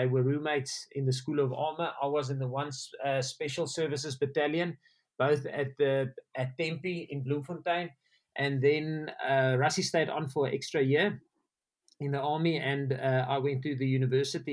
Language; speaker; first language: English; non-native, local second language; Afrikaans